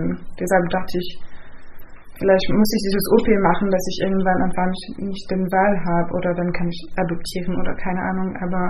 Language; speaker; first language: German; non-native, fluent; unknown